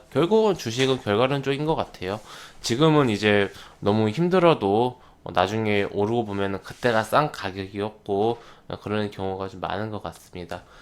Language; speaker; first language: Korean; native; Korean